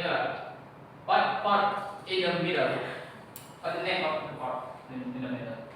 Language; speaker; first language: English; non-native, learner; Indonesian